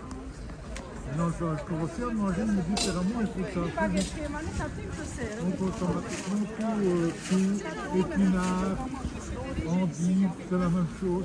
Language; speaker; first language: French; native; French